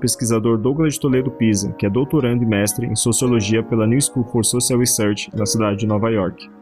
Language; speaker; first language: Portuguese; native; Portuguese